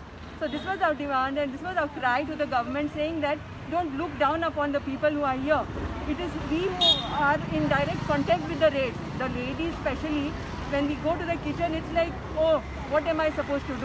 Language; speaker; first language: English; non-native, local second language; Konkani